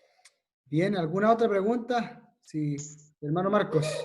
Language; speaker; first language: Spanish; native; Spanish